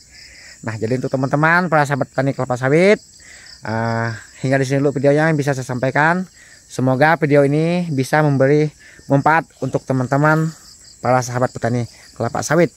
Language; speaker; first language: Indonesian; native; Indonesian